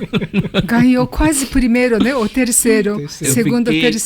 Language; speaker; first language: Portuguese; non-native, learner; Japanese